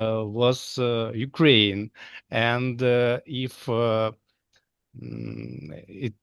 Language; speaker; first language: English; non-native, fluent; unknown